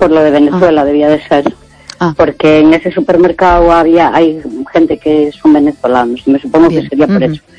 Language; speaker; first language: Spanish; native; Spanish